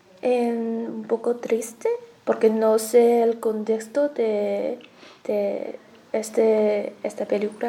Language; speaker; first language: Spanish; non-native, learner; Chinese